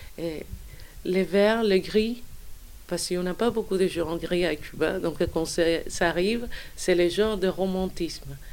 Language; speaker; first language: French; non-native, fluent; Spanish